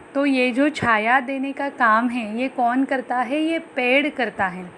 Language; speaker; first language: Hindi; non-native, local second language; Marathi